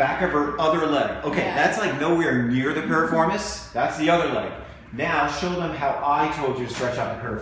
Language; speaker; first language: English; native; English